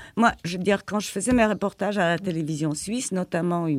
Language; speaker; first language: French; non-native, fluent; Polish